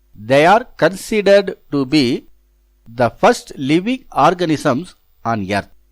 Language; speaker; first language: English; non-native, local second language; Tamil